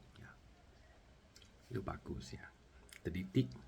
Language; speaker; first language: Indonesian; non-native, learner; Chinese